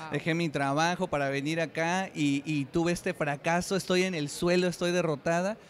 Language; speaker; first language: Spanish; native; Spanish